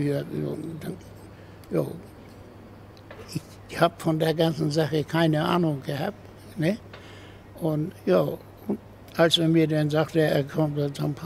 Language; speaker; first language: German; native; German